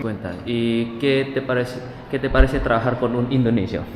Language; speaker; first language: Spanish; non-native, fluent; Indonesian